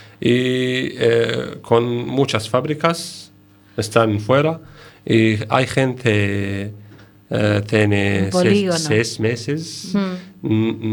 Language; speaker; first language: Spanish; non-native, learner; Arabic